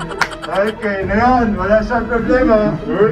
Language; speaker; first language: Filipino; non-native, learner; Arabic